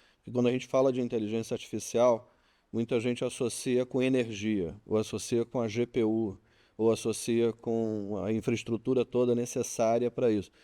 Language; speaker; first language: Portuguese; native; Portuguese